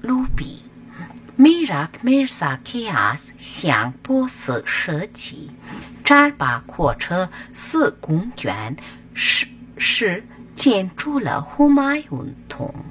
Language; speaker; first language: Chinese; non-native, learner; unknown